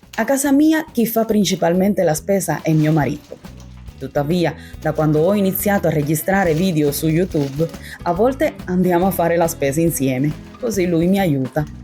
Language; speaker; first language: Italian; non-native, fluent; Spanish